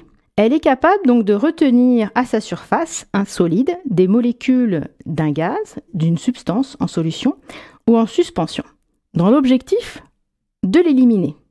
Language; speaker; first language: French; native; French